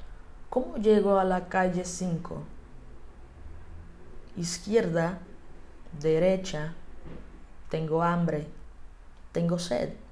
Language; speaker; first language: Spanish; non-native, fluent; Portuguese